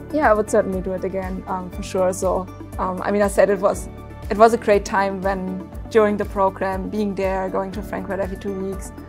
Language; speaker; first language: English; non-native, fluent; German